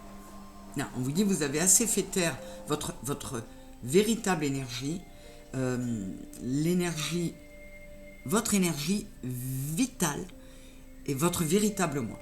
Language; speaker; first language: French; native; French